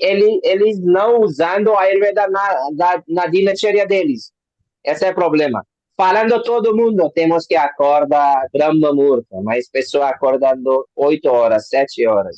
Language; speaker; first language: Portuguese; non-native, learner; Hindi